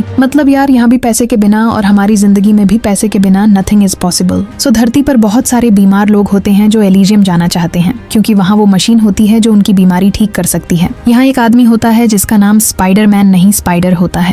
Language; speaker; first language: Hindi; native; Hindi